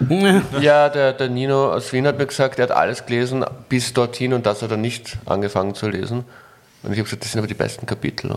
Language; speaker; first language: German; native; German